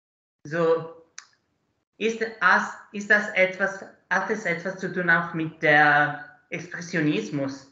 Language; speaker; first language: German; non-native, learner; Italian